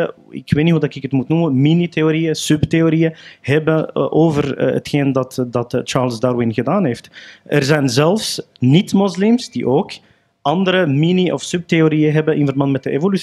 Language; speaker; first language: Dutch; early bilingual, other home language; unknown